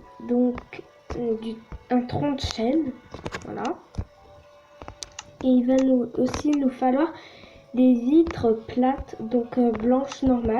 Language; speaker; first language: French; native; French